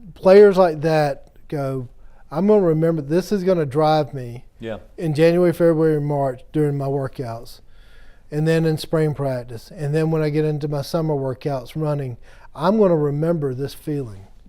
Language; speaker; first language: English; native; English